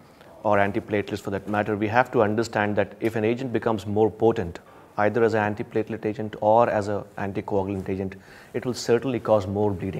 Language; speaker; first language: English; non-native, local second language; Hindi